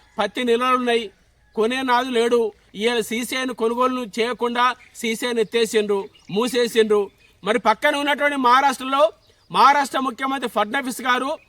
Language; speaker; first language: Telugu; native; Telugu